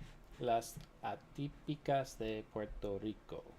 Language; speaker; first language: Spanish; non-native, learner; English